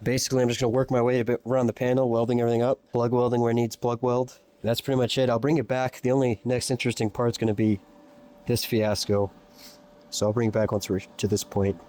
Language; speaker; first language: English; native; English